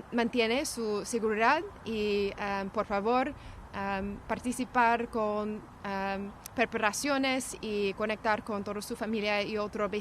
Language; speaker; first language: Spanish; non-native, learner; English